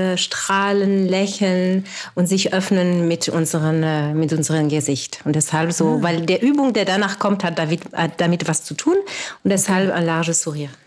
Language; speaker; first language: German; non-native, fluent; French